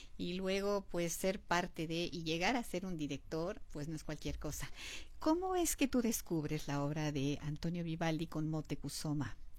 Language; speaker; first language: Spanish; native; Spanish